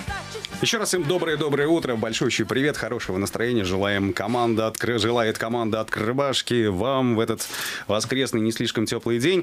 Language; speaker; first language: Russian; native; Russian